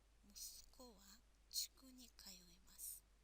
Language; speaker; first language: Japanese; non-native, fluent; Mongolian